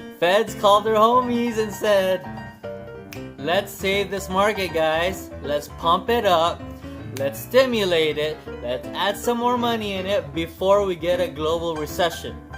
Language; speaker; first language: English; native; English